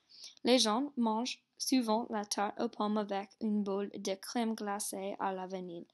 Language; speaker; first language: French; non-native, learner; English